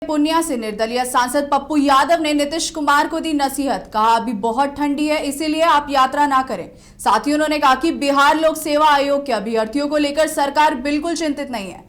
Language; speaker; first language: Hindi; native; Hindi